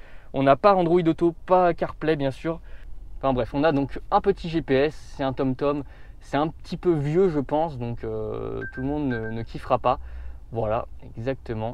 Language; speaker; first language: French; native; French